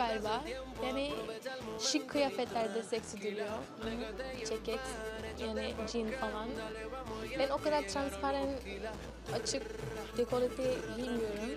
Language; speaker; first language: Turkish; non-native, learner; English